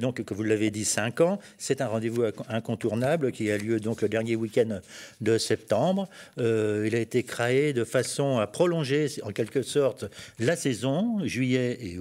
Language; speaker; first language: French; native; French